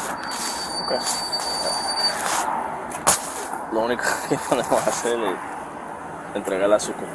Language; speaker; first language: Spanish; early bilingual, other home language; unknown